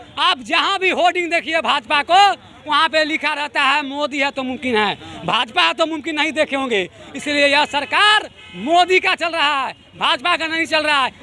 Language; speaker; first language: Hindi; native; Hindi